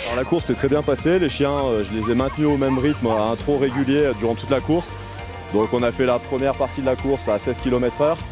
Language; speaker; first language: French; native; French